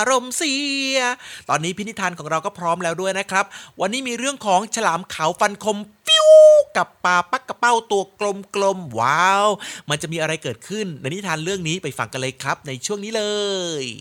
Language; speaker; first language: Thai; native; Thai